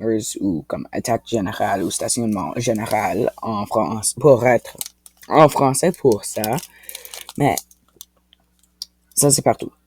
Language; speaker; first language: French; non-native, local second language; English